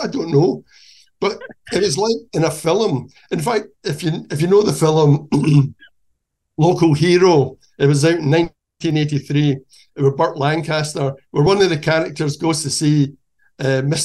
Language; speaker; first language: English; native; English